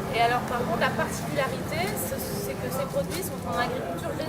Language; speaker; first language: French; native; French